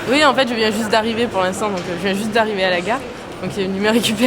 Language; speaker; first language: French; native; French